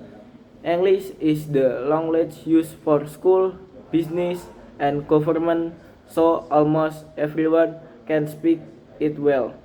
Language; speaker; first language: English; non-native, learner; Indonesian